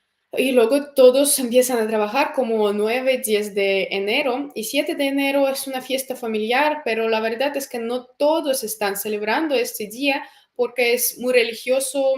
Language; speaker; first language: Spanish; non-native, fluent; Russian